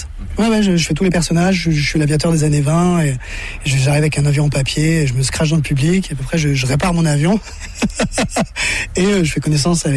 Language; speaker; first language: French; native; French